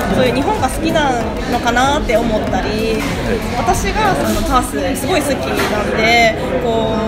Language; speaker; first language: Japanese; native; Japanese